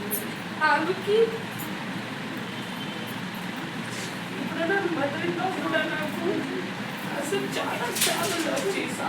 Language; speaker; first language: Telugu; non-native, learner; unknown